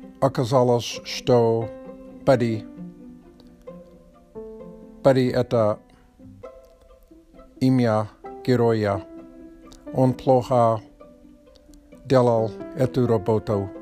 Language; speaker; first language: Russian; non-native, learner; Polish